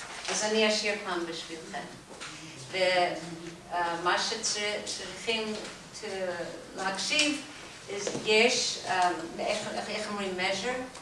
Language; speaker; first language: Hebrew; non-native, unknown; English